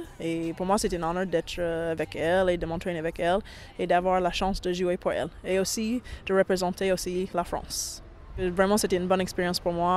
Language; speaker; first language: French; non-native, fluent; English